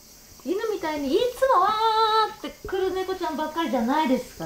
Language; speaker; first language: Japanese; native; Japanese